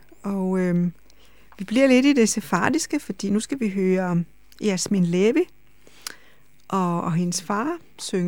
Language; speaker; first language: Danish; native; Danish